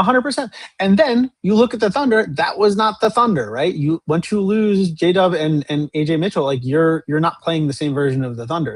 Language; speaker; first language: English; native; English